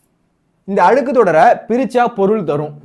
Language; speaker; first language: Tamil; native; Tamil